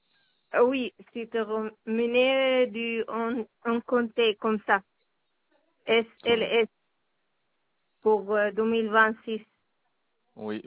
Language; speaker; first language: French; non-native, learner; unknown